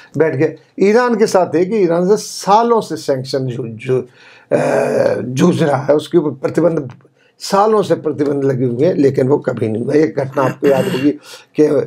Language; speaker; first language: Urdu; native; Urdu